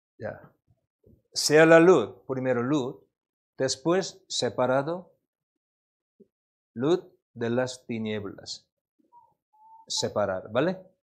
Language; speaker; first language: Spanish; non-native, learner; Korean